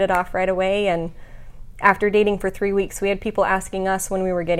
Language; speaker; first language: English; native; English